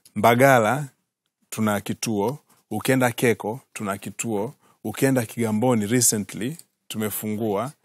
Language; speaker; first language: Swahili; native; Swahili